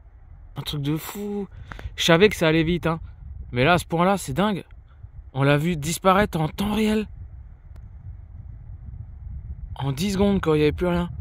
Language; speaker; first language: French; native; French